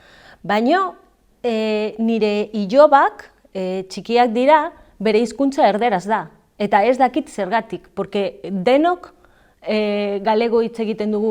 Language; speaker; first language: Basque; non-native, learner; Galician